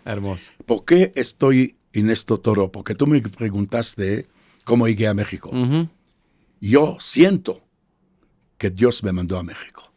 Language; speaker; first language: Spanish; non-native, fluent; Hebrew